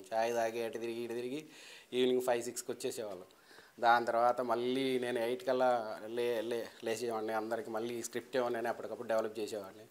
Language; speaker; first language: Telugu; native; Telugu